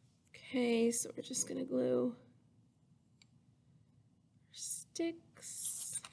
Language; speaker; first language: English; native; English